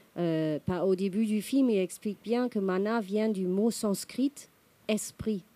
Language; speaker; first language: French; non-native, fluent; German